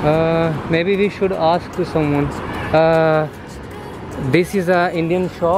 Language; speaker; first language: English; non-native, local second language; Hindi